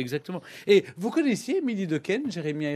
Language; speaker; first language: French; native; French